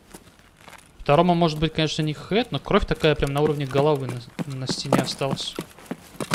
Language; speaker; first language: Russian; native; Russian